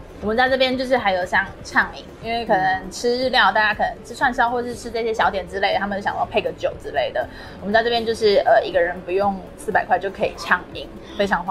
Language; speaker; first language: Chinese; native; Chinese